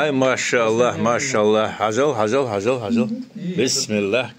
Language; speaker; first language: Russian; non-native, local second language; Chechen